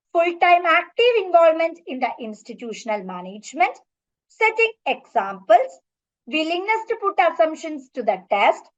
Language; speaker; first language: English; non-native, local second language; Malayalam